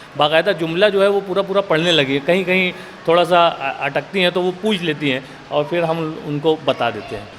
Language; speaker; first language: Urdu; native; Urdu